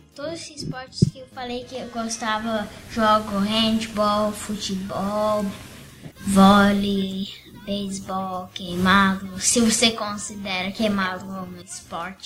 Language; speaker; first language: Portuguese; early bilingual, heritage; Portuguese